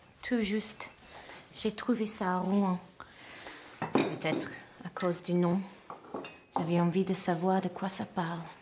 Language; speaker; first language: French; non-native, fluent; English